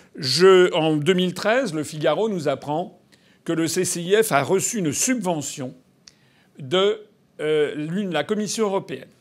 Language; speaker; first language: French; native; French